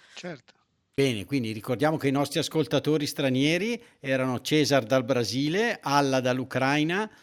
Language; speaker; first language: Italian; native; Italian